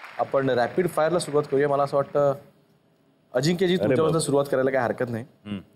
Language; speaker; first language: Marathi; native; Marathi